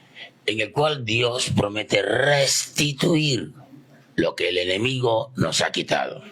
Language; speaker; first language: Spanish; native; Spanish